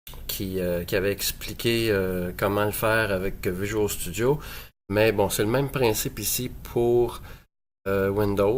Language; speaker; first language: French; native; French